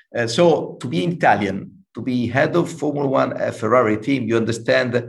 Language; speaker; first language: English; non-native, fluent; Italian